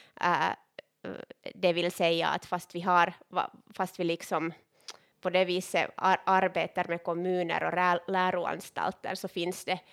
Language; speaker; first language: Swedish; non-native, local second language; Finnish